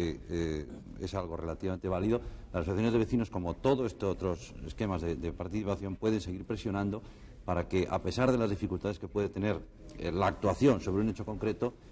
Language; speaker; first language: Spanish; native; Spanish